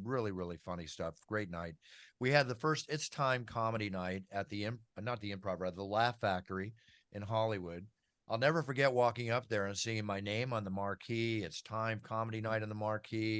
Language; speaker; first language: English; native; English